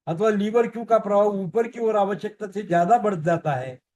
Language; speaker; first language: Hindi; non-native, local second language; Marathi